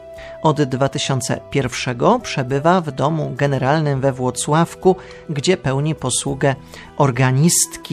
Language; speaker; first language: Polish; native; Polish